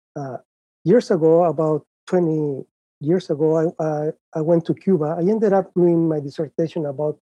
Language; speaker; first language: English; non-native, fluent; Spanish